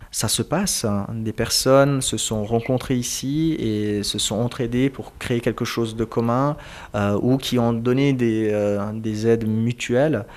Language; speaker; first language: French; early bilingual, other home language; Turkish